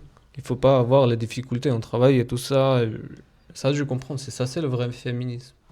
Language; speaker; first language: French; non-native, fluent; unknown